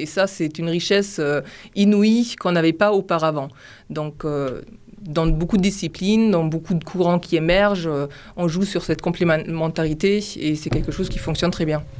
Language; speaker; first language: French; non-native, fluent; German